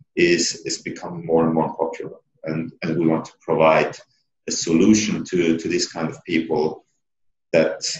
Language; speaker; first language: English; non-native, fluent; Italian